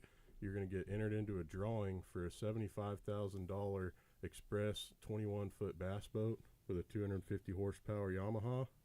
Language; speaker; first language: English; native; English